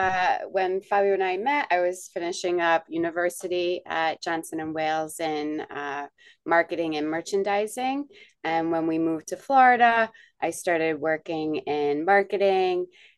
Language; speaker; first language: English; native; English